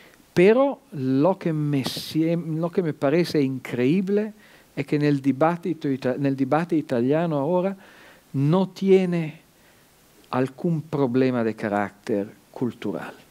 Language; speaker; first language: Spanish; non-native, fluent; Italian